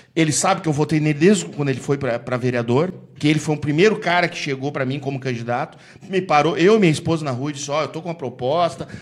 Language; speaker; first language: Portuguese; native; Portuguese